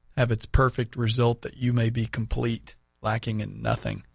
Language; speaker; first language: English; native; English